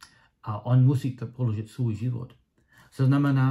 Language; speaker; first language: Czech; non-native, learner; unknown